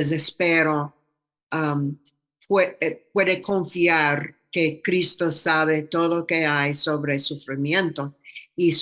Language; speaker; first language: Spanish; non-native, fluent; English